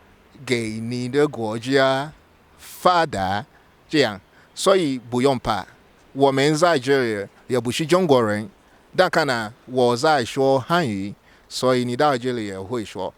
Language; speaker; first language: Chinese; non-native, fluent; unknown